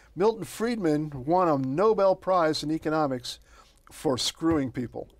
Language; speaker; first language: English; native; English